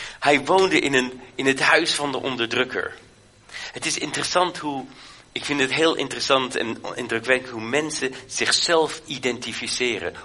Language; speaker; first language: Dutch; native; Dutch